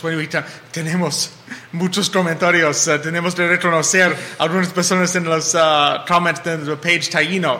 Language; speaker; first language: Spanish; non-native, fluent; English